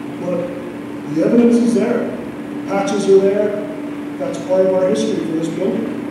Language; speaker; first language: English; native; English